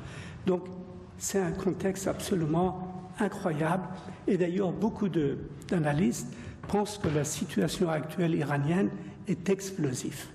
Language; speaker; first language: French; non-native, fluent; Persian